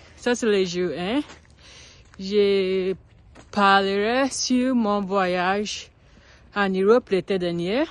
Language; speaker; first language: French; non-native, learner; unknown